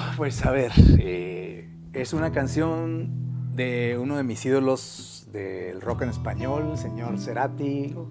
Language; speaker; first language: Spanish; native; Spanish